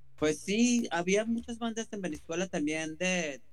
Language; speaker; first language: Spanish; native; Spanish